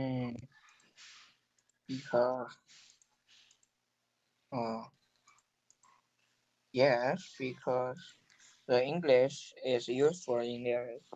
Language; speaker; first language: English; non-native, learner; Chinese